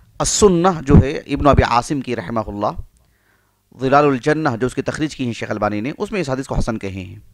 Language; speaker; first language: Urdu; native; Urdu